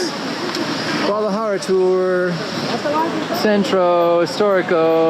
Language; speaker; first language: Spanish; non-native, learner; English